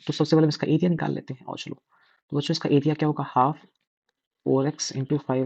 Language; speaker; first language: Hindi; native; Hindi